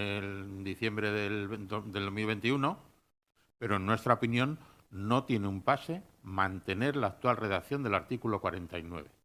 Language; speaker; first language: Spanish; native; Spanish